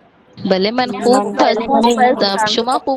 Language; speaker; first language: Persian; non-native, learner; Urdu